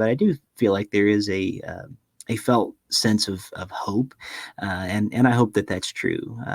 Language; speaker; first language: English; native; English